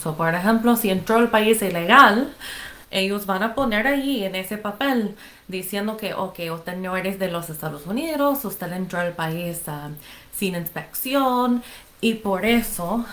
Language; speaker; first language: Spanish; non-native, fluent; English